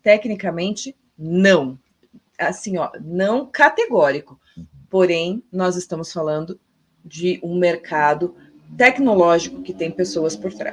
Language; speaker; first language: Portuguese; native; Portuguese